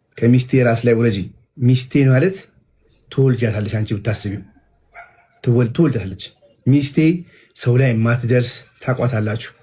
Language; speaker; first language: Amharic; native; Amharic